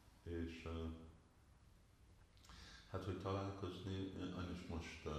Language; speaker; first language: Hungarian; early bilingual, heritage; Hungarian